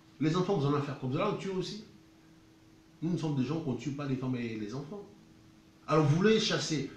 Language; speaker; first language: French; non-native, local second language; Lingala